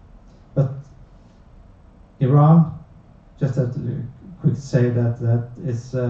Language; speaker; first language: English; non-native, fluent; Norwegian